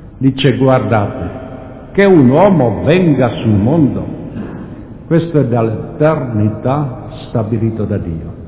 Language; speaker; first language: Italian; non-native, fluent; Czech